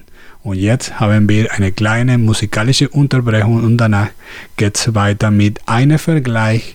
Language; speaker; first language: German; non-native, learner; Spanish